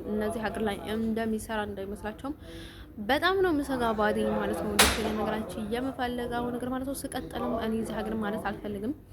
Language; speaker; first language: Amharic; native; Amharic